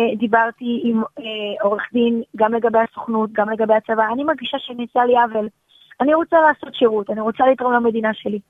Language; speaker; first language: Hebrew; native; Hebrew